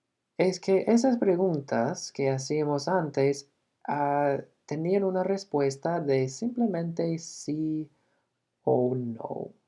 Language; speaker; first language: Spanish; non-native, fluent; English